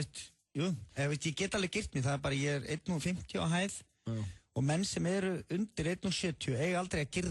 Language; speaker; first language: Icelandic; native; Icelandic